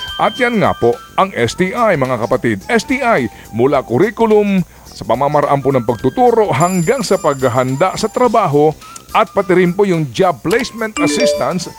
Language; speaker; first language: Filipino; non-native, local second language; Cebuano